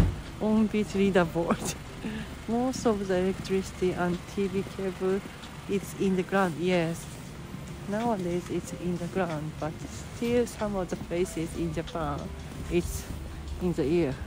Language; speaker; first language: English; non-native, fluent; Japanese